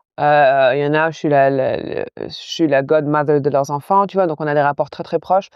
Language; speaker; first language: French; non-native, local second language; Arabic